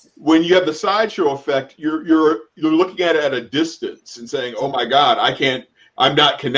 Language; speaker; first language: English; native; English